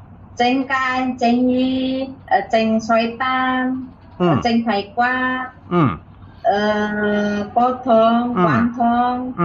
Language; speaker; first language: Cantonese; non-native, learner; Indonesian